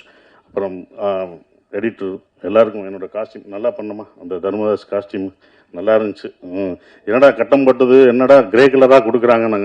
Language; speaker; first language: Tamil; native; Tamil